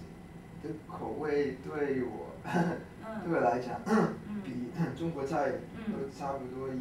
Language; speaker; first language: Chinese; early bilingual, heritage; Cantonese